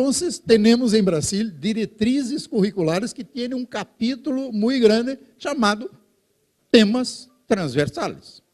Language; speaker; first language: Spanish; non-native, fluent; Portuguese